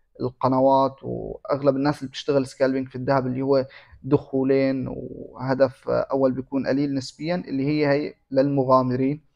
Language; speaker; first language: Arabic; native; Arabic